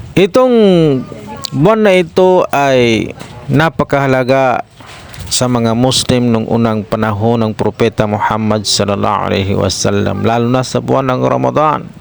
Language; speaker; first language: Filipino; non-native, local second language; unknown